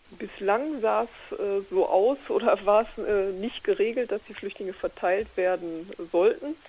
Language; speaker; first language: German; native; German